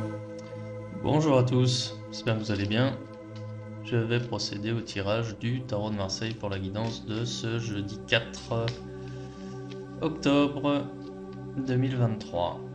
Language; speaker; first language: French; native; French